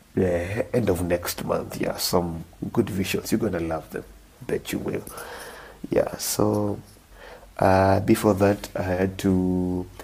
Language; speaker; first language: English; non-native, local second language; Luo (Kenya and Tanzania)